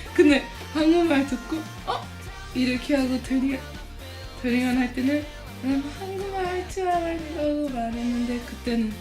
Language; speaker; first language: Korean; non-native, learner; English